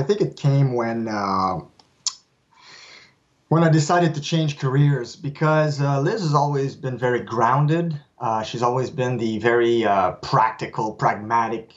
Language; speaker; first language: English; non-native, fluent; French